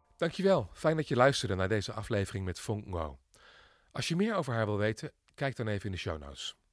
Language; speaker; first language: Dutch; native; Dutch